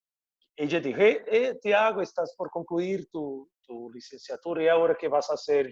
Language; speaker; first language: Spanish; non-native, fluent; Portuguese